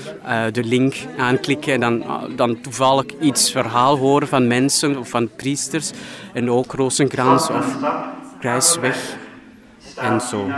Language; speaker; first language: Dutch; non-native, fluent; Thai